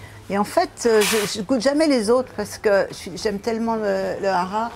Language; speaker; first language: French; native; French